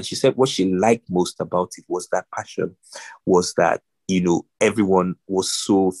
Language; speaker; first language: English; non-native, local second language; Yoruba